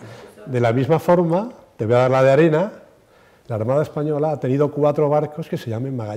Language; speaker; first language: Spanish; native; Spanish